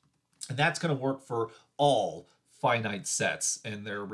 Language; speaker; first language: English; native; English